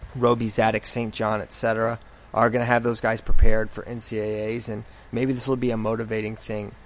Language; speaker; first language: English; native; English